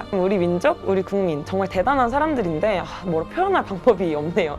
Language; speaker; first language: Korean; native; Korean